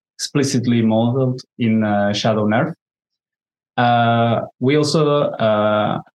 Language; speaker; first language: English; non-native, fluent; Spanish